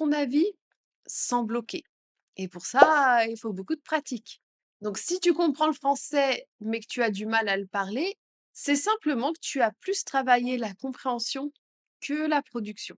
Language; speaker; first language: French; native; French